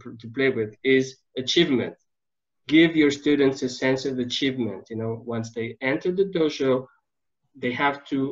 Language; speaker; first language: English; non-native, fluent; French